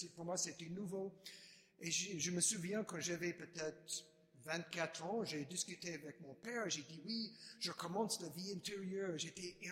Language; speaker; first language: French; non-native, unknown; English